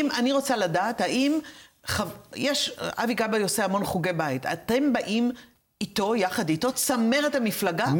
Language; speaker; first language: Hebrew; native; Hebrew